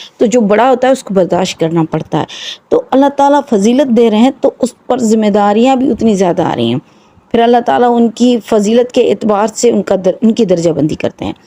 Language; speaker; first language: Urdu; non-native, local second language; Sindhi